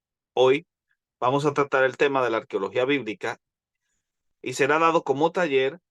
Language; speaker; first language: Spanish; native; Spanish